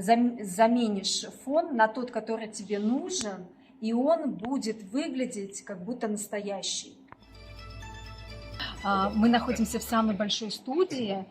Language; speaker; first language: Russian; native; Russian